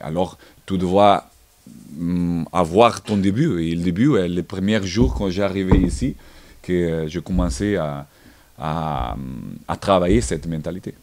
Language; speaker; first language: French; non-native, learner; Portuguese